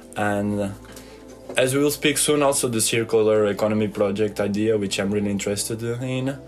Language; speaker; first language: English; non-native, fluent; Portuguese